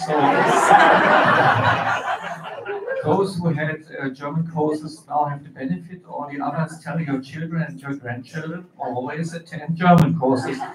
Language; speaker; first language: English; non-native, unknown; German